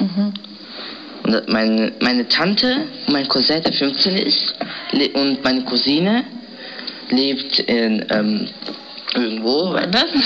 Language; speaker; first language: German; early bilingual, other home language; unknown